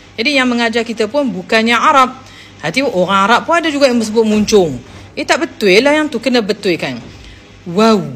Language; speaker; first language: Malay; native; Malay